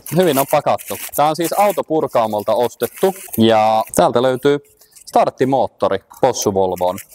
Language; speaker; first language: Finnish; early bilingual, heritage; Finnish